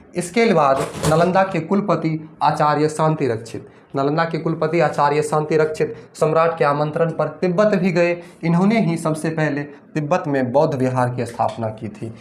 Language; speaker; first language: Hindi; native; Hindi